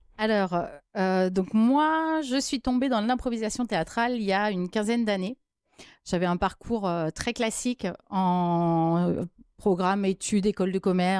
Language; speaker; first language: French; native; French